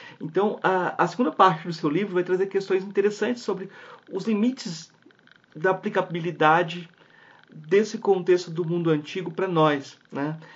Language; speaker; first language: Portuguese; native; Portuguese